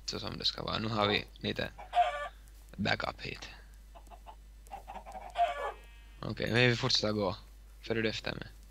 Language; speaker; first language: Swedish; non-native, local second language; Finnish